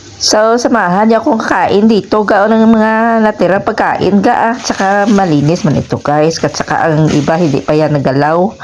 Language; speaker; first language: Filipino; non-native, local second language; Hiligaynon